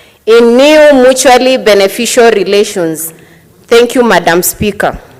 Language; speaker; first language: English; non-native, local second language; Gusii